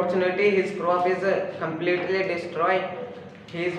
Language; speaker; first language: English; non-native, learner; Hindi